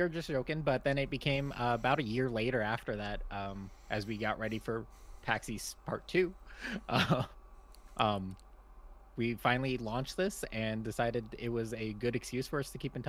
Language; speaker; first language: English; native; English